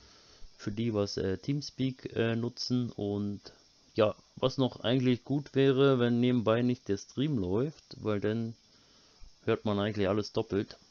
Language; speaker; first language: German; native; German